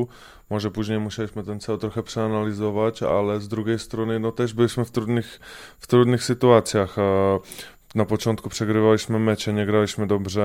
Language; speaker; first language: Polish; non-native, fluent; Czech